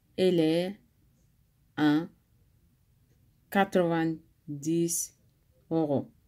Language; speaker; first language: French; non-native, learner; Arabic